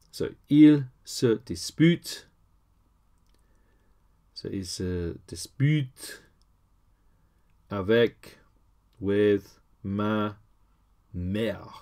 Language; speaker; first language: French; non-native, learner; English